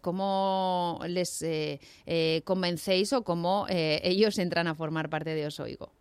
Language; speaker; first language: Spanish; native; Spanish